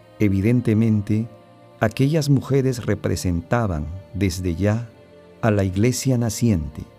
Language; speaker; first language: Spanish; native; Spanish